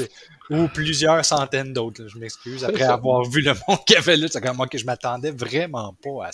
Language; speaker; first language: French; native; French